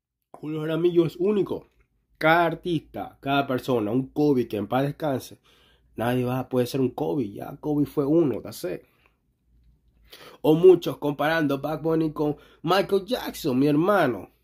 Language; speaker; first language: Spanish; native; Spanish